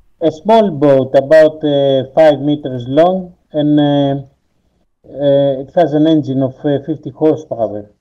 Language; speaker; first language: English; non-native, learner; Greek